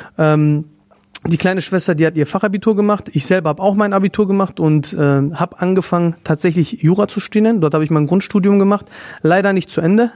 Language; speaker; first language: German; native; German